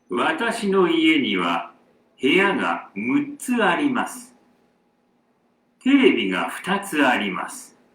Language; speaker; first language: Japanese; non-native, learner; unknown